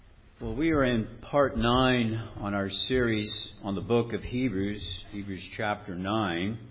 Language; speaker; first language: English; native; English